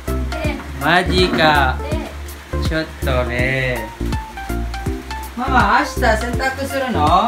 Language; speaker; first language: Japanese; non-native, learner; Filipino